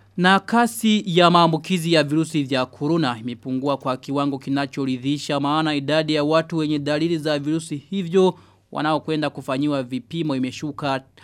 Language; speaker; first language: Swahili; non-native, local second language; Rundi